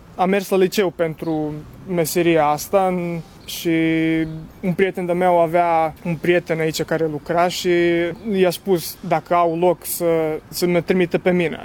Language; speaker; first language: Romanian; early bilingual, heritage; Romanian